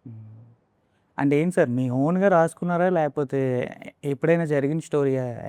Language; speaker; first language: Telugu; native; Telugu